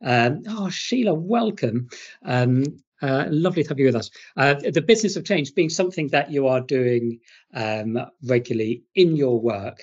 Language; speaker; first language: English; native; English